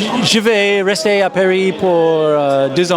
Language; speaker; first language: French; non-native, learner; English